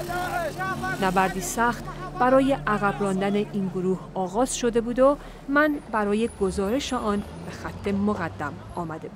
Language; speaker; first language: Persian; native; Persian